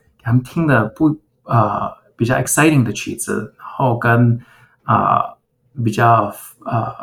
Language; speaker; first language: Chinese; early bilingual, heritage; Chinese